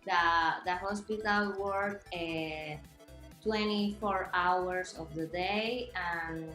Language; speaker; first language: English; non-native, learner; Spanish